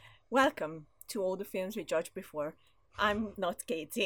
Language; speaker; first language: English; non-native, fluent; Hungarian